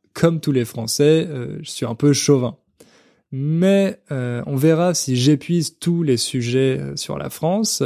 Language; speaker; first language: French; native; French